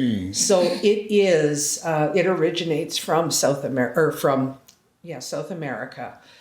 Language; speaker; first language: English; native; English